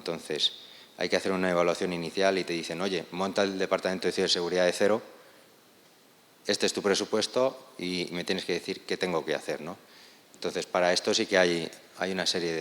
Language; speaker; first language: Spanish; native; Spanish